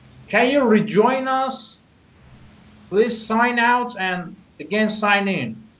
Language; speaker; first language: English; non-native, learner; Persian